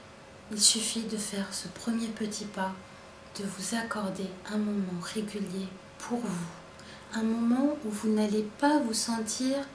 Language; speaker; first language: French; native; French